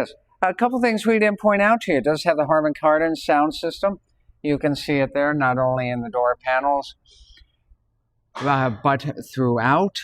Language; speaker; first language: English; native; English